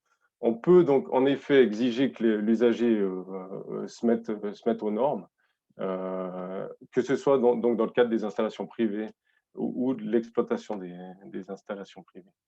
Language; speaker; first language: French; native; French